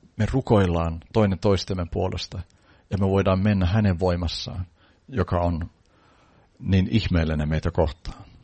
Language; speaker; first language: Finnish; native; Finnish